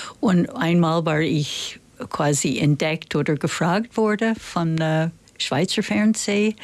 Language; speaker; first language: German; non-native, fluent; English